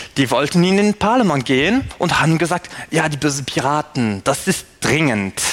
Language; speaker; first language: German; non-native, fluent; French